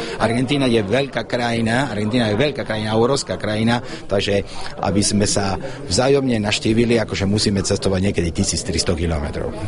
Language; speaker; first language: Slovak; non-native, fluent; Spanish